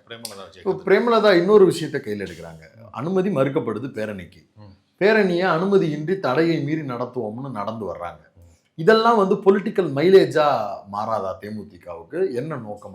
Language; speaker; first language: Tamil; native; Tamil